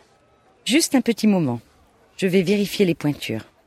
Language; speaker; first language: French; native; French